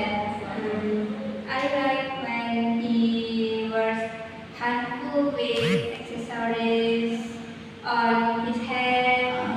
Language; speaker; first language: English; non-native, learner; Indonesian